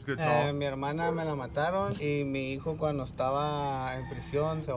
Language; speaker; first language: Spanish; native; Spanish